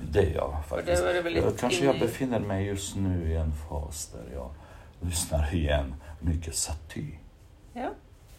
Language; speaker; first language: Swedish; non-native, fluent; Bosnian